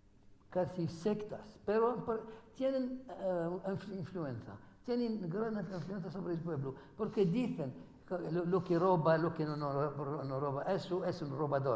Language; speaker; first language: Spanish; non-native, fluent; Arabic